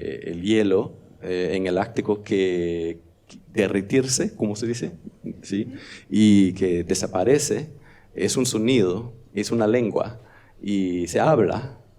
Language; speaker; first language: Spanish; non-native, learner; Danish